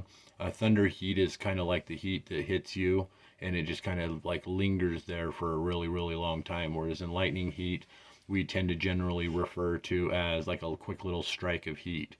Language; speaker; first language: English; native; English